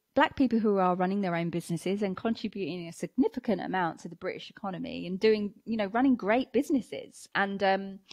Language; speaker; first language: English; native; English